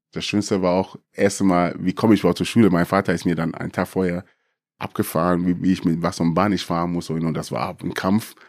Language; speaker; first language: German; early bilingual, other home language; Akan